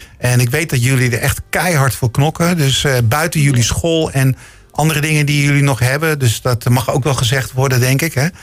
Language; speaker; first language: Dutch; native; Dutch